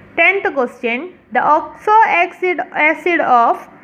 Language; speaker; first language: English; non-native, local second language; Malayalam